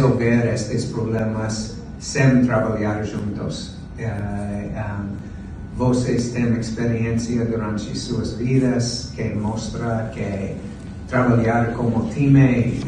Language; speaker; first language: Portuguese; non-native, fluent; English